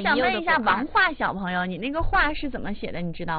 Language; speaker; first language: Chinese; native; Chinese